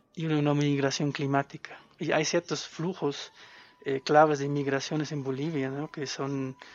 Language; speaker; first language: Spanish; non-native, fluent; German